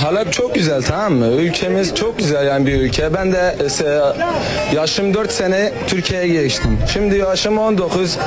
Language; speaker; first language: Turkish; non-native, learner; Arabic